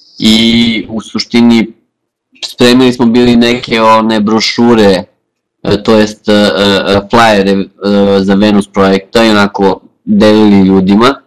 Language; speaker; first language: Serbian; native; Serbian